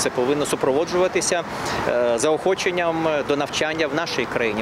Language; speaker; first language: Ukrainian; native; Ukrainian